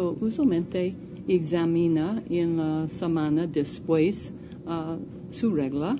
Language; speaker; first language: Spanish; non-native, learner; English